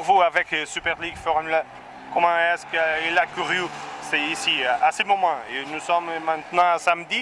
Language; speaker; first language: French; non-native, learner; Portuguese